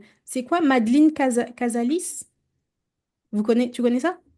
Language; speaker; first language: French; native; French